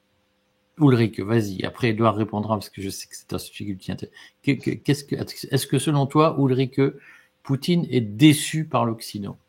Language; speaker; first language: French; native; French